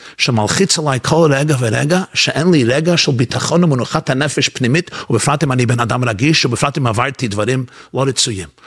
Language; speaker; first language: Hebrew; non-native, fluent; English